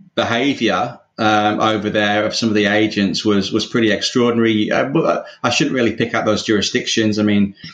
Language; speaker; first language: English; native; English